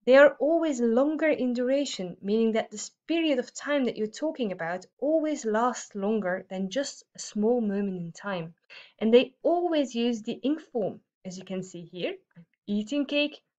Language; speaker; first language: English; non-native, fluent; Dutch